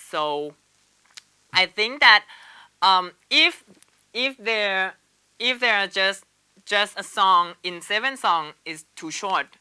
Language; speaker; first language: English; non-native, learner; Thai